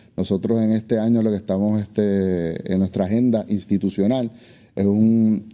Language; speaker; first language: Spanish; native; Spanish